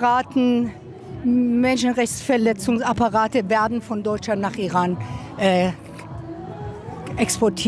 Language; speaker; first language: German; non-native, fluent; Persian